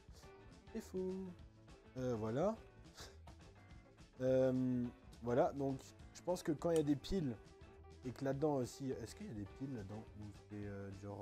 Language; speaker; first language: French; native; French